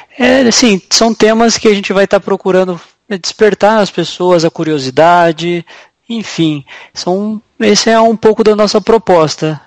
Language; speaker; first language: Portuguese; native; Portuguese